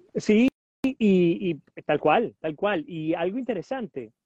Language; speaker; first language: Spanish; native; Spanish